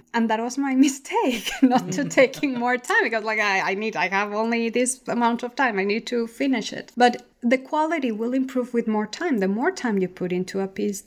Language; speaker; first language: English; non-native, fluent; Spanish